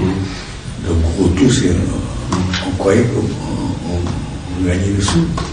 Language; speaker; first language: French; non-native, learner; Japanese